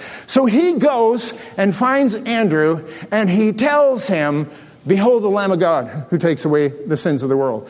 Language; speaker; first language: English; native; English